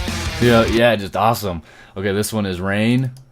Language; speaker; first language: English; native; English